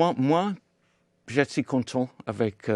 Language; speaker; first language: French; non-native, fluent; English